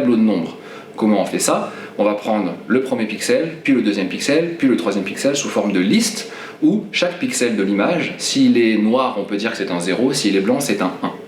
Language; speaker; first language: French; native; French